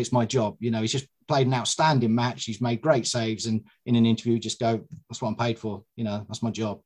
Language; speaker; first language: English; native; English